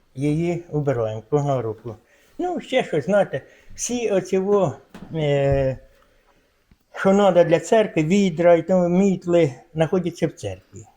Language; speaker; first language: Ukrainian; native; Ukrainian